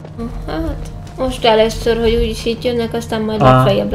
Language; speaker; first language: Hungarian; native; Hungarian